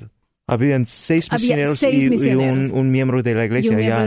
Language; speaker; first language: Spanish; non-native, fluent; English